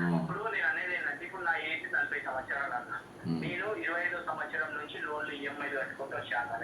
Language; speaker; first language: Telugu; native; Telugu